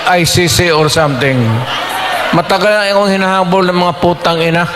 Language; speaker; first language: Filipino; non-native, local second language; Cebuano